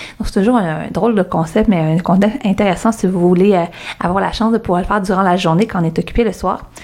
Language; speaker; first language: French; early bilingual, other home language; Arabic